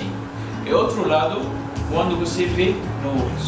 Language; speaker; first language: Portuguese; non-native, learner; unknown